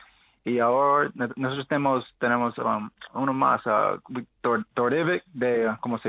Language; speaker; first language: Spanish; non-native, learner; English